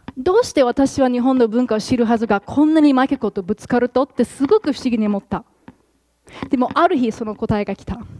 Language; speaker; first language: Japanese; non-native, fluent; English